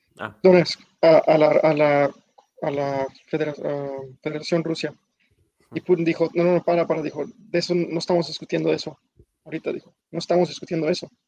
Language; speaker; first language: Spanish; early bilingual, heritage; Spanish